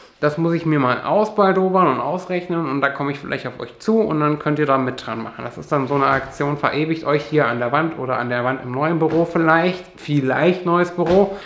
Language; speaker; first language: German; native; German